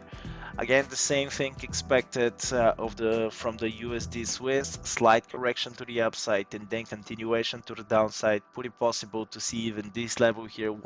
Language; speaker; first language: English; non-native, fluent; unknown